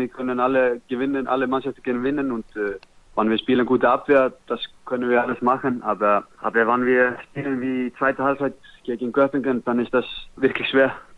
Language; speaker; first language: German; non-native, learner; Icelandic